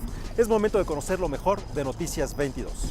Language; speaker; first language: Spanish; native; Spanish